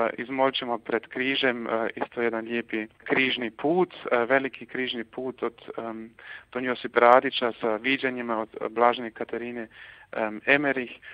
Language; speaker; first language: Croatian; early bilingual, heritage; Croatian